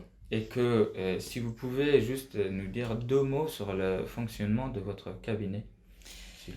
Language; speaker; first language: French; non-native, fluent; Persian